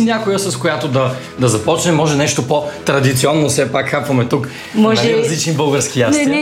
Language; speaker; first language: Bulgarian; native; Bulgarian